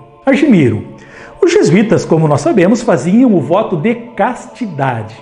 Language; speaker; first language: Portuguese; native; Portuguese